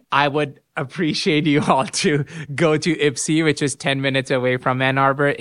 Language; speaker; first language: English; non-native, local second language; Urdu